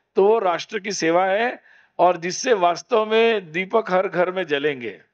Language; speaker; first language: Hindi; non-native, local second language; Marathi